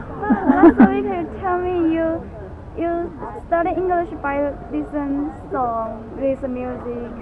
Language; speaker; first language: English; non-native, learner; Chinese